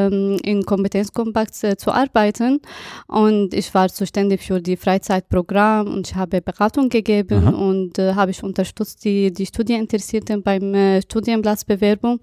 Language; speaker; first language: German; non-native, fluent; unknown